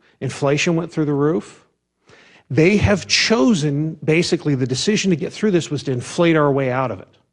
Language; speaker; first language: English; native; English